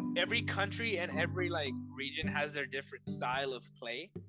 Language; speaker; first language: English; native; English